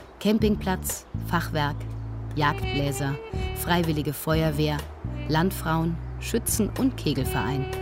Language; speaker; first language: German; native; German